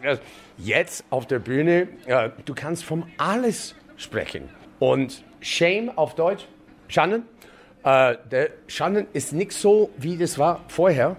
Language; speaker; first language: German; non-native, learner; English